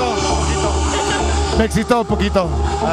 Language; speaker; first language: Spanish; non-native, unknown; English